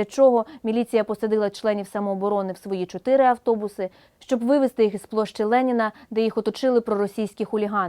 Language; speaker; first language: Ukrainian; native; Ukrainian